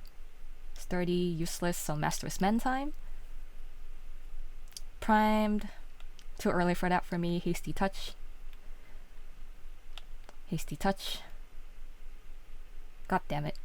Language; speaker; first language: English; native; English